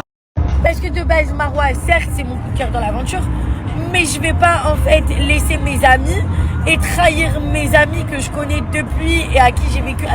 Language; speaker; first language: French; native; French